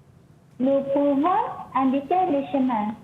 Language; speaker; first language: French; non-native, learner; Malay